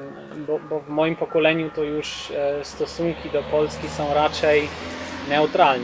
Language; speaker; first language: Polish; non-native, fluent; German